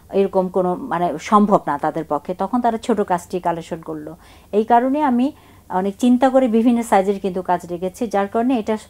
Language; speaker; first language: Bangla; non-native, local second language; Chakma